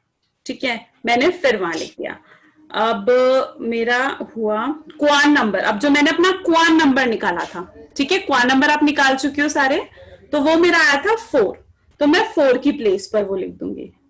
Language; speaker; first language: Hindi; native; Hindi